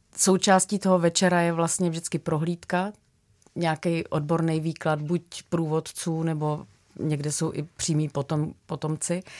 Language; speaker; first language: Czech; native; Czech